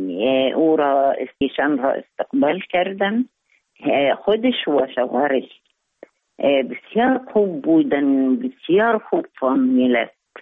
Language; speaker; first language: Persian; non-native, learner; Arabic